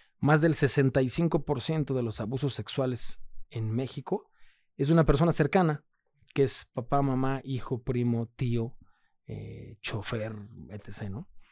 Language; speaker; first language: Spanish; native; Spanish